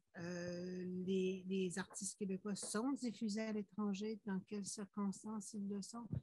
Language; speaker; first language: French; native; French